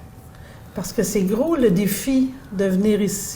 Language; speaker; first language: French; native; French